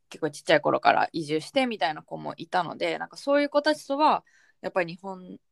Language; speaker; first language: Japanese; early bilingual, heritage; Japanese